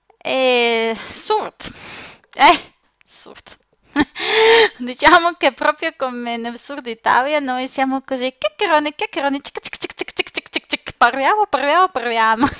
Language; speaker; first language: Italian; non-native, fluent; Serbian